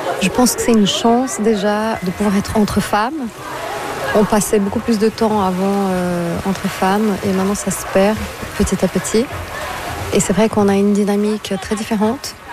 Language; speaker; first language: French; non-native, fluent; Portuguese